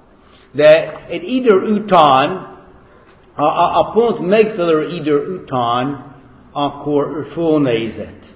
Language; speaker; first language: Hungarian; non-native, fluent; English